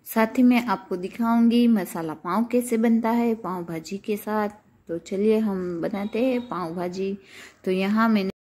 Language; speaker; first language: Hindi; non-native, local second language; Gujarati